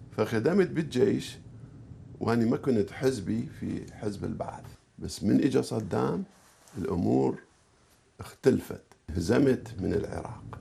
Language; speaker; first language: Arabic; native; Arabic